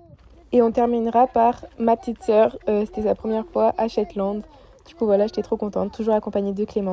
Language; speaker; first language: French; native; French